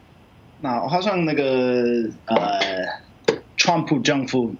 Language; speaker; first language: Chinese; non-native, fluent; English